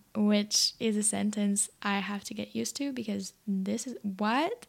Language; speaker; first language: English; non-native, fluent; French